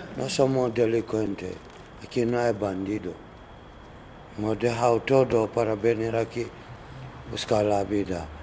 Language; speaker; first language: Spanish; non-native, learner; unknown